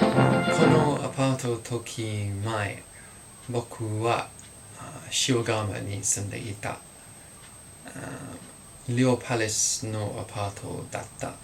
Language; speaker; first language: Japanese; non-native, learner; English